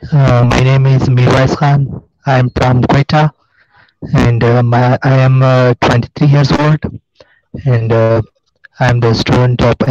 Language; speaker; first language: English; non-native, learner; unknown